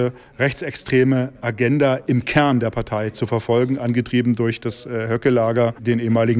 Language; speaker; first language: German; native; German